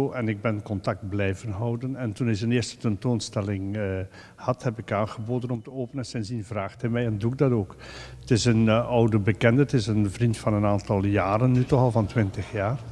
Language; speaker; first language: Dutch; native; Dutch